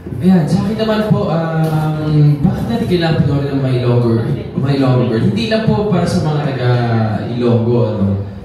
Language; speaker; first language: Filipino; native; Filipino